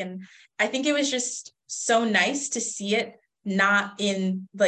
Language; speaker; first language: English; native; English